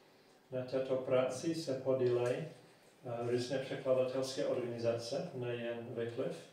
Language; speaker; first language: Czech; non-native, fluent; English